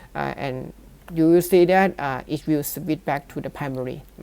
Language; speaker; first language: English; non-native, learner; Thai